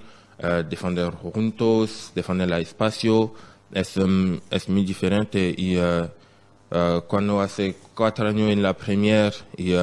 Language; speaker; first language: Spanish; non-native, learner; French